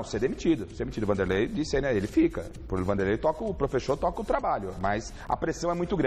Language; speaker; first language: Portuguese; native; Portuguese